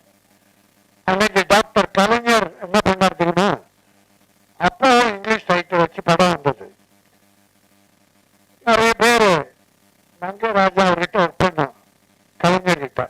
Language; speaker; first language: Tamil; native; Tamil